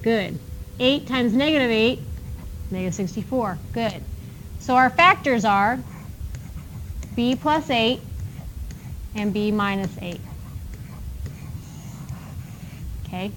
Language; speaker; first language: English; native; English